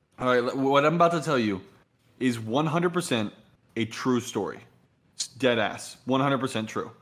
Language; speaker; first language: English; native; English